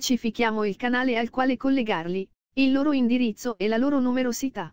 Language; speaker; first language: Italian; native; Italian